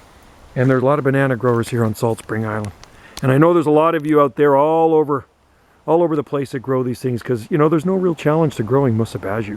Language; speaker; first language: English; native; English